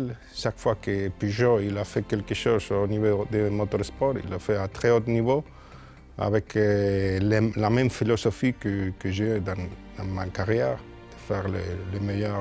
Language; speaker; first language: French; non-native, fluent; Spanish